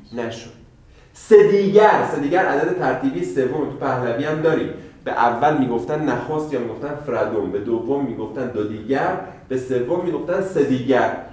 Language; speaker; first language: Persian; native; Persian